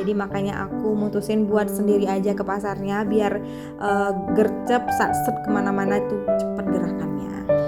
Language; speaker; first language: Indonesian; native; Indonesian